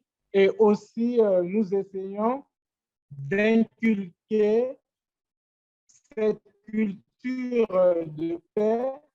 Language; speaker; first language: French; non-native, local second language; Rundi